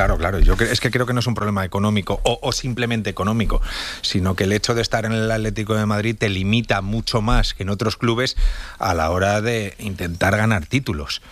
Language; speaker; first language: Spanish; native; Spanish